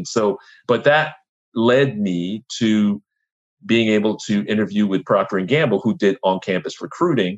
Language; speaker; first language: English; native; English